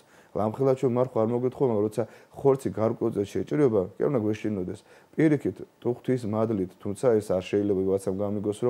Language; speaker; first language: Georgian; native; Georgian